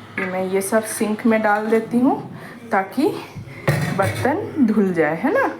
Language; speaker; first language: Hindi; non-native, local second language; Bangla